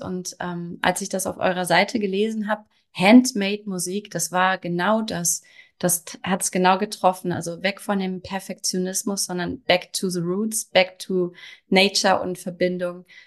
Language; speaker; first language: German; native; German